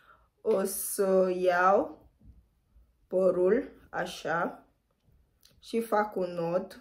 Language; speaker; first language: Romanian; non-native, fluent; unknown